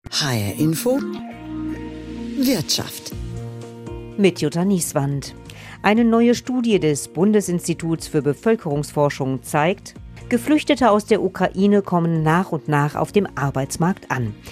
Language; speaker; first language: German; native; German